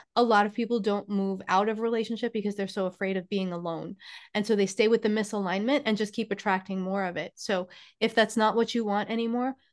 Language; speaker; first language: English; native; English